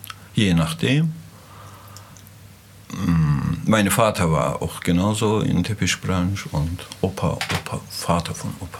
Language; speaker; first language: German; non-native, fluent; Azerbaijani